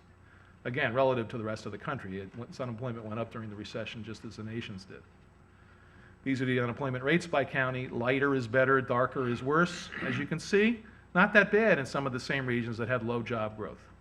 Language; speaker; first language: English; native; English